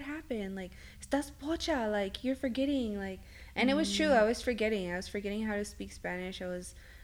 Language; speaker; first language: English; early bilingual, other home language; Spanish